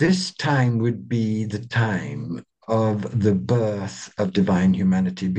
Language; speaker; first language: English; native; English